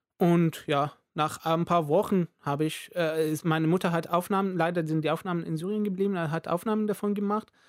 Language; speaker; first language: German; non-native, fluent; Arabic